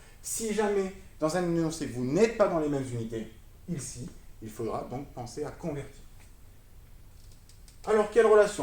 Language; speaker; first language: French; native; French